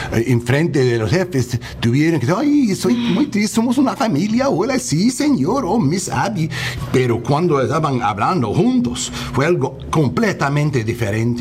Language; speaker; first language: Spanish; early bilingual, heritage; English